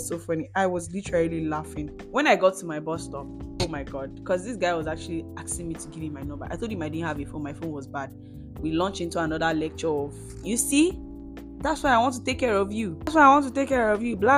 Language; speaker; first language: English; non-native, local second language; Yoruba